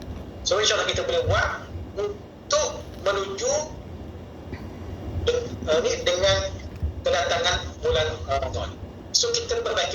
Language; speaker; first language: Malay; native; Malay